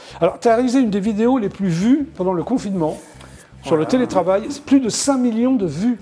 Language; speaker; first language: French; native; French